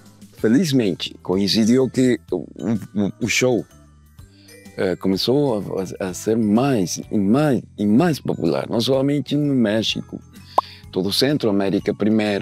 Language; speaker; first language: Portuguese; non-native, learner; Spanish